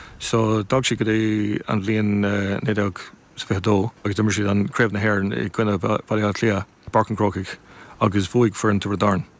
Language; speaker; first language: Irish; non-native, local second language; English